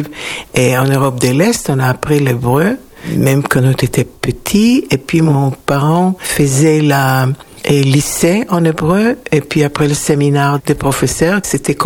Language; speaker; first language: French; non-native, fluent; Hebrew